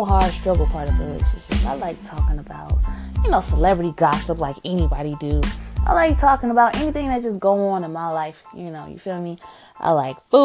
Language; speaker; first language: English; native; English